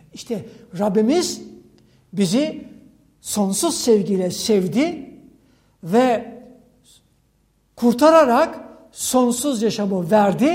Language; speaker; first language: Turkish; native; Turkish